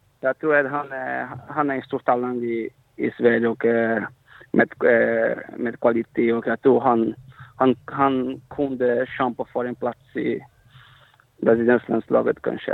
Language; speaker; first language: Swedish; non-native, fluent; Portuguese